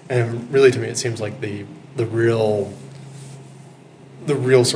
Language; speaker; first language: English; native; English